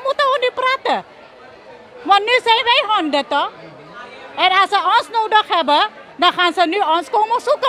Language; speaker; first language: Dutch; non-native, local second language; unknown